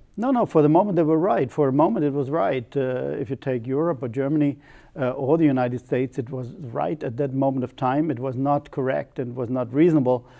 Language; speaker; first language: English; non-native, fluent; German